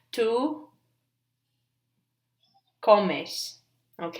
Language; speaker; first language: Spanish; non-native, fluent; English